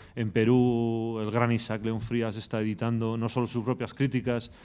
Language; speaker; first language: Spanish; native; Spanish